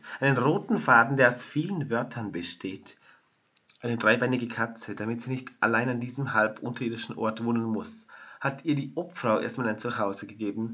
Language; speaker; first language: German; native; German